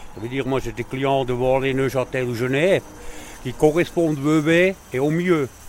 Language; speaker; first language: French; non-native, local second language; Swiss German